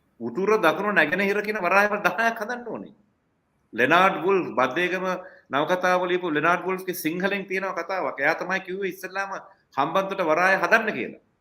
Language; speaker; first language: Sinhala; non-native, local second language; Tamil